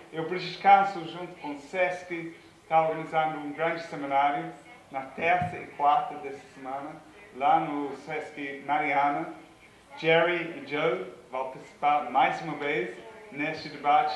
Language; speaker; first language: Portuguese; non-native, fluent; English